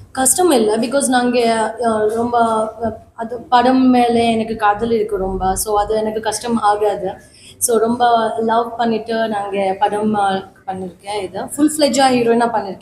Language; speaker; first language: Tamil; non-native, learner; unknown